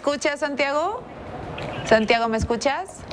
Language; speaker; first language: Spanish; native; Spanish